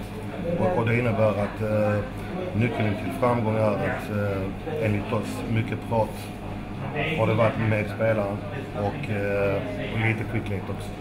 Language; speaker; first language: Swedish; early bilingual, other home language; Macedonian